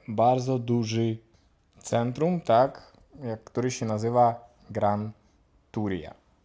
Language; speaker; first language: Polish; non-native, learner; Ukrainian